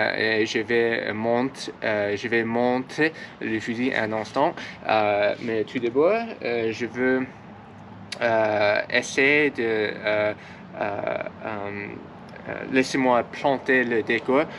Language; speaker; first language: French; non-native, learner; English